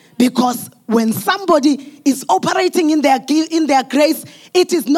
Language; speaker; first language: English; non-native, local second language; Zulu